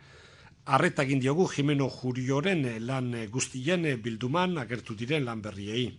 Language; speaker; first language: Basque; native; Basque